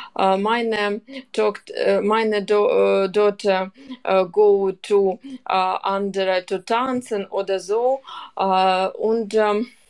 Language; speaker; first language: English; non-native, learner; Ukrainian